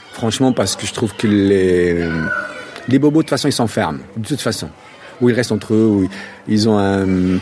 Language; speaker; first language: French; non-native, local second language; Arabic